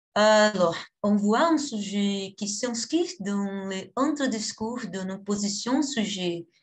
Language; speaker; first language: French; non-native, fluent; Portuguese